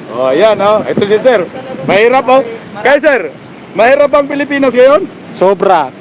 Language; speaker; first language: Filipino; native; Filipino